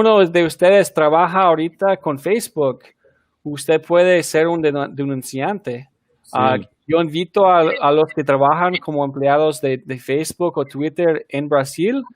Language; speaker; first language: Spanish; early bilingual, heritage; Spanish